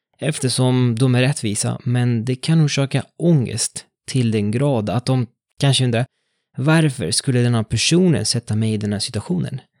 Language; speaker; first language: Swedish; non-native, fluent; Italian